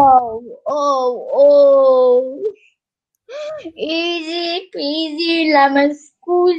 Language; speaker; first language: English; non-native, learner; Turkish